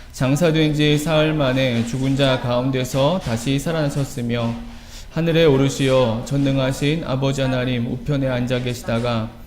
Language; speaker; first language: Korean; native; Korean